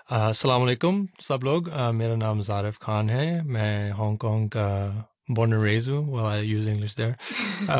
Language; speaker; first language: Urdu; early bilingual, heritage; Urdu